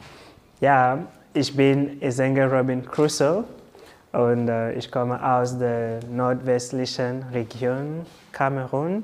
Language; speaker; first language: German; non-native, learner; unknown